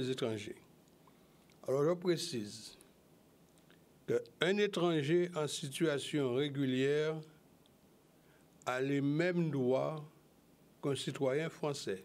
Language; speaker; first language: French; native; French